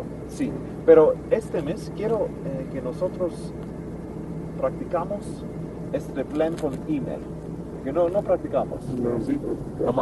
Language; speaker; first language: Spanish; non-native, learner; English